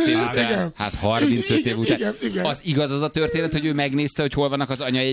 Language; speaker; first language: Hungarian; native; Hungarian